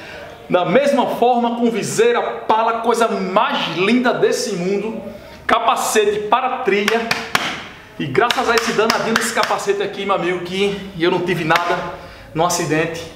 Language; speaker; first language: Portuguese; native; Portuguese